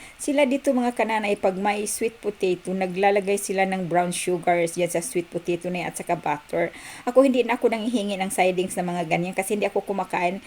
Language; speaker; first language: Filipino; native; Filipino